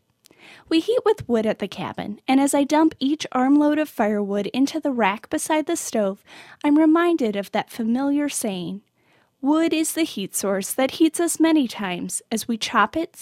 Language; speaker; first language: English; native; English